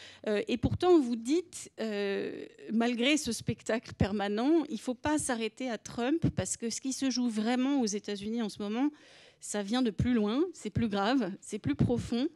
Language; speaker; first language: French; native; French